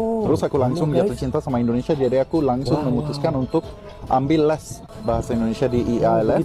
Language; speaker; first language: Indonesian; non-native, fluent; Swedish